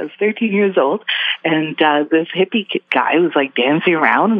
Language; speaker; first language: English; early bilingual, other home language; Hebrew